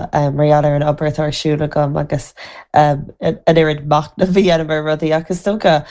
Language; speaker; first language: Irish; native; Irish